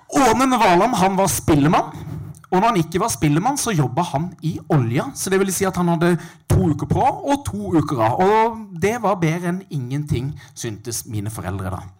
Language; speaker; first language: Norwegian; native; Norwegian